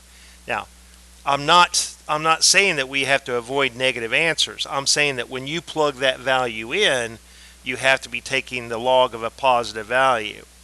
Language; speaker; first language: English; native; English